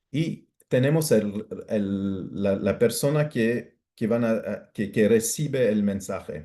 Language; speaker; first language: Spanish; non-native, fluent; English